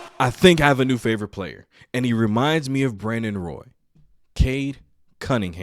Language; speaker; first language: English; native; English